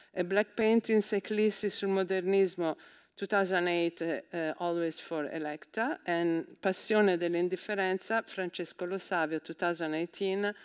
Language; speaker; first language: English; non-native, fluent; Italian